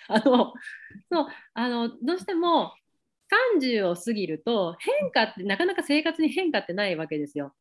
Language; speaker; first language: Japanese; native; Japanese